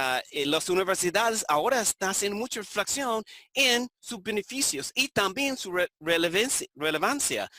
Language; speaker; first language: Spanish; non-native, fluent; English